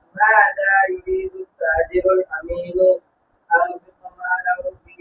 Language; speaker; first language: Arabic; non-native, learner; Bangla